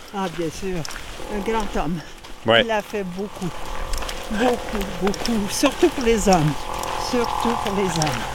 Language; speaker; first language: French; native; French